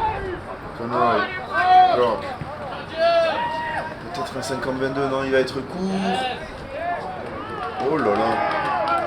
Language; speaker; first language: French; native; French